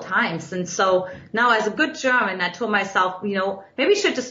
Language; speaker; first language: English; non-native, fluent; German